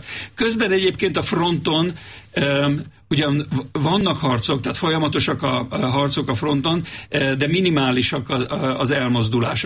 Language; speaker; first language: Hungarian; native; Hungarian